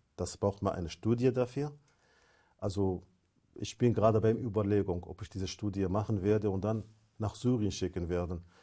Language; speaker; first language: German; non-native, fluent; Arabic